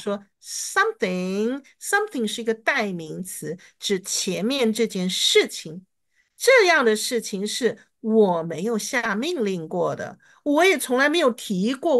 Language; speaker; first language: Chinese; native; Chinese